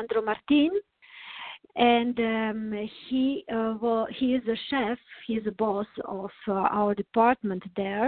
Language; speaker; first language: English; non-native, learner; Serbian